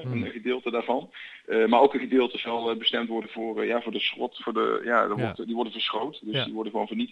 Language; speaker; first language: Dutch; native; Dutch